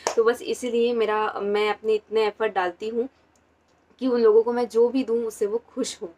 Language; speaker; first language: Hindi; non-native, local second language; Marathi